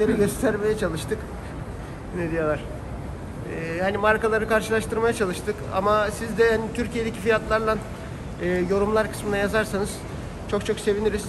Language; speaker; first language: Turkish; native; Turkish